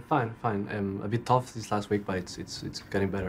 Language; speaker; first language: English; early bilingual, heritage; English